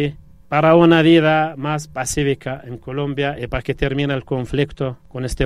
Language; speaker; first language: Spanish; non-native, fluent; Arabic